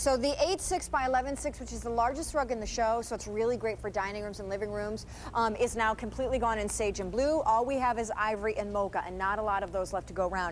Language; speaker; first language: English; native; English